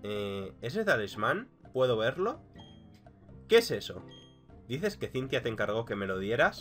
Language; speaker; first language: Spanish; native; Spanish